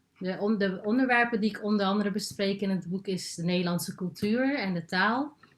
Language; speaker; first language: Dutch; non-native, local second language; Papiamento